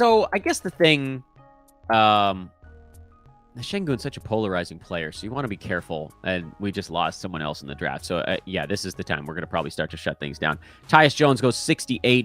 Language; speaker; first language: English; native; English